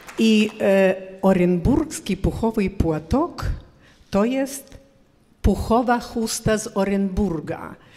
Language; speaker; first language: Polish; early bilingual, heritage; Polish